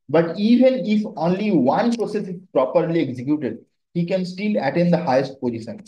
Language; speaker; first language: English; non-native, local second language; Bangla